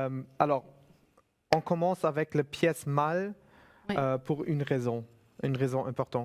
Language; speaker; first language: French; non-native, fluent; German